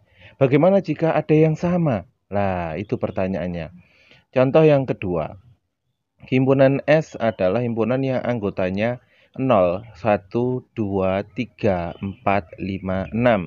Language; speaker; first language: Indonesian; native; Indonesian